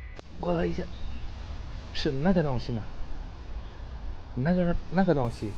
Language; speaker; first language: Chinese; non-native, learner; Turkmen